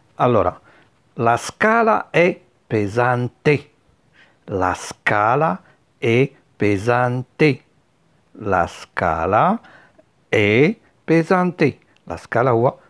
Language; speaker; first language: Italian; non-native, fluent; Arabic